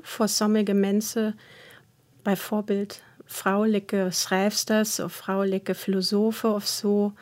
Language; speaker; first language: Dutch; non-native, fluent; German